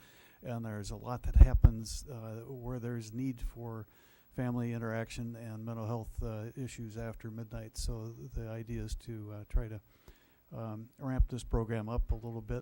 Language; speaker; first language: English; native; English